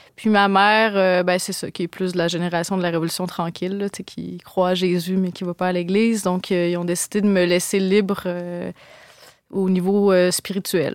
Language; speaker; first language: French; native; French